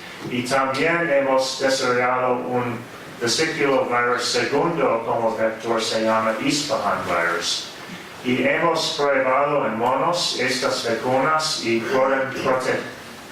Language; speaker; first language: Spanish; non-native, fluent; English